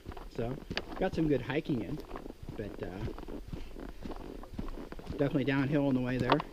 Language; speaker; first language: English; native; English